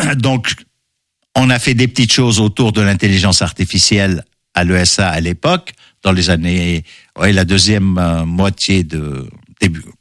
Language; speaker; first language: French; non-native, local second language; Arabic